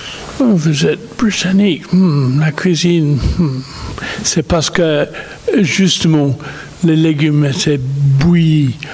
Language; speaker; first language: French; non-native, fluent; English